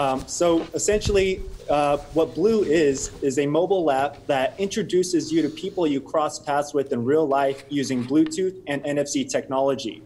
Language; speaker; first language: English; native; English